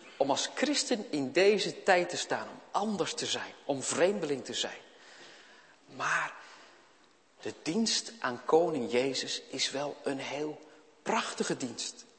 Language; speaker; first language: Dutch; native; Dutch